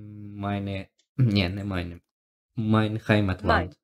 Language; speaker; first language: German; non-native, learner; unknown